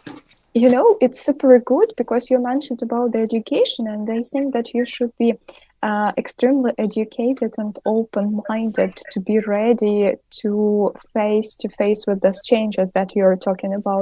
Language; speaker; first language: English; non-native, fluent; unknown